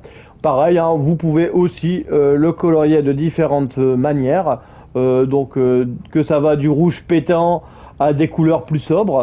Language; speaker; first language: French; native; French